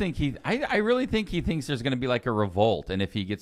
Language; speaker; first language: English; native; English